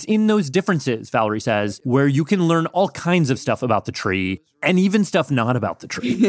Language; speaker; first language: English; native; English